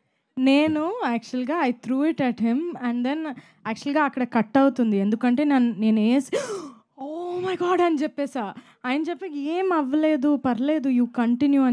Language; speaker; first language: Telugu; non-native, fluent; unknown